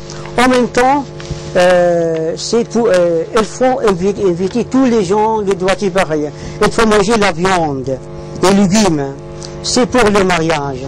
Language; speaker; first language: French; non-native, learner; Arabic